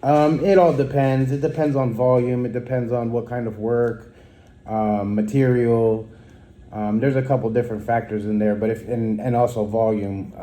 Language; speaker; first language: English; native; English